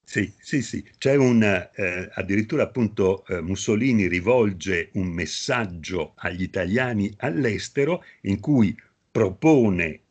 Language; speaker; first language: Italian; native; Italian